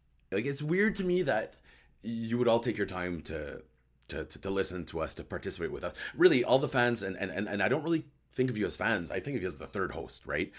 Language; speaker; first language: English; early bilingual, other home language; French